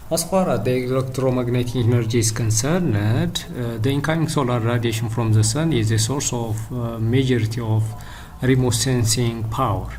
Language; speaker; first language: English; non-native, local second language; Amharic